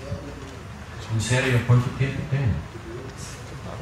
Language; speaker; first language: Spanish; non-native, fluent; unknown